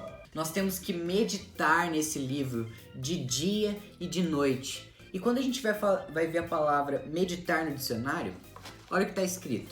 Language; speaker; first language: Portuguese; native; Portuguese